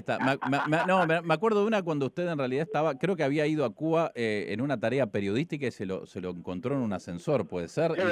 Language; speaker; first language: Spanish; native; Spanish